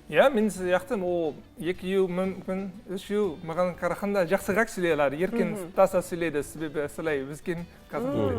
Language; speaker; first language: Kazakh; non-native, learner; Dutch